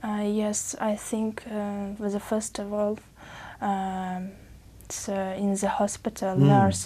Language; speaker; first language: English; non-native, learner; Uzbek